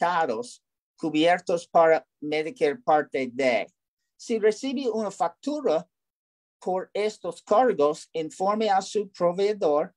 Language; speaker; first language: Spanish; non-native, learner; English